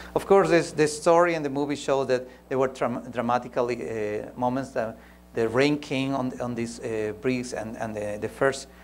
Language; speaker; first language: English; non-native, fluent; Spanish